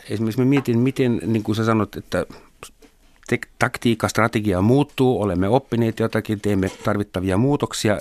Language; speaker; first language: Finnish; non-native, fluent; German